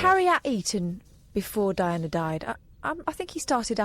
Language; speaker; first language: English; native; English